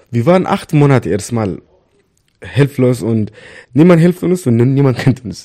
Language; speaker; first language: German; non-native, learner; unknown